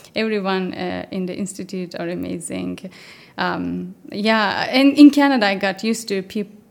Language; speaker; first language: English; non-native, fluent; Turkish